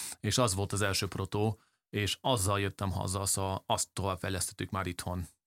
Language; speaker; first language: Hungarian; early bilingual, heritage; English